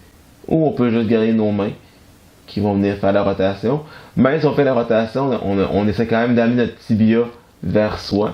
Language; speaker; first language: French; native; French